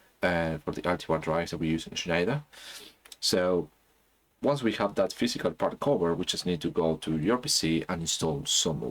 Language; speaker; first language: English; non-native, fluent; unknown